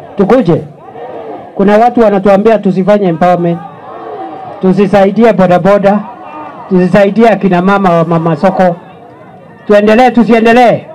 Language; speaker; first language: Swahili; non-native, local second language; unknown